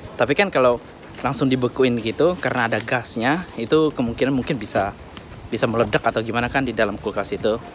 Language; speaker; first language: Indonesian; native; Indonesian